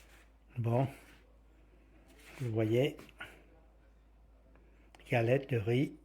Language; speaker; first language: French; non-native, learner; Vietnamese